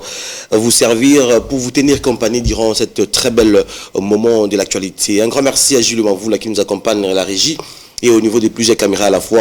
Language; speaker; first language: French; non-native, local second language; Lingala